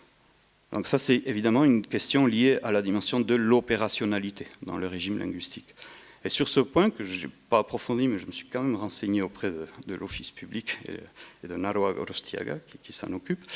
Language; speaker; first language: French; native; French